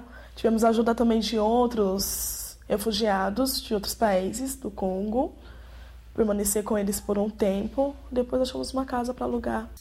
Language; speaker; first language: Portuguese; non-native, fluent; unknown